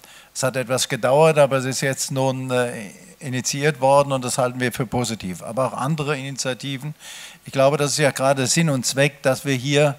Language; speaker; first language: German; native; German